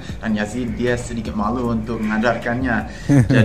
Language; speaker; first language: Indonesian; non-native, fluent; English